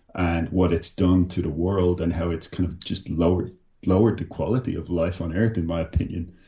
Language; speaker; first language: English; native; English